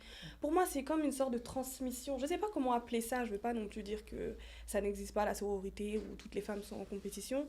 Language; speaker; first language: French; native; French